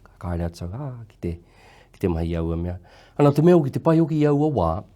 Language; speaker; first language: Māori; native; Māori